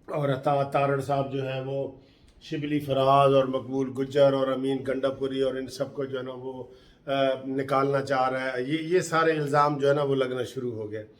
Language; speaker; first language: Urdu; native; Urdu